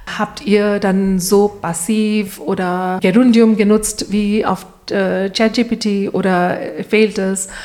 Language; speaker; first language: German; non-native, fluent; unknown